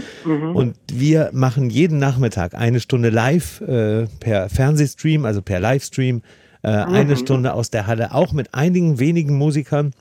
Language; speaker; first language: German; native; German